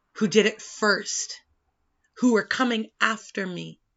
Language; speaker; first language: English; native; English